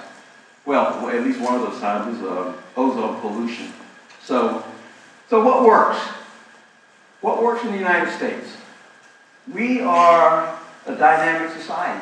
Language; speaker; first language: English; native; English